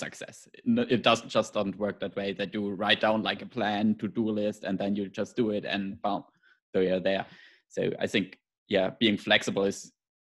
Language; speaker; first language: English; non-native, fluent; German